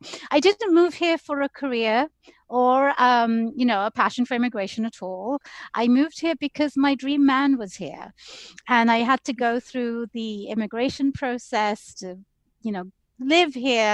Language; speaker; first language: English; native; English